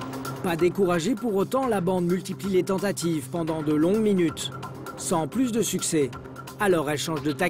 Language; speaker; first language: French; native; French